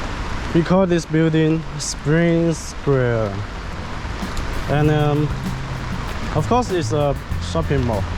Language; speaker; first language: English; non-native, fluent; Chinese